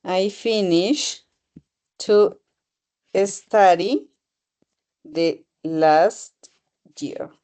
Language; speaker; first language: English; non-native, learner; Spanish